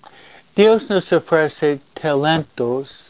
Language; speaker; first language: Spanish; non-native, fluent; English